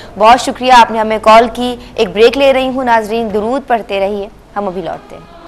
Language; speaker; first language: Urdu; native; Urdu